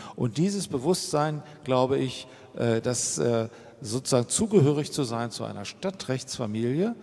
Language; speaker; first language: German; native; German